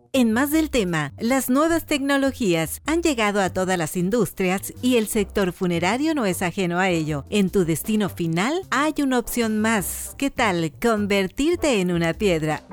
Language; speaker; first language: Spanish; native; Spanish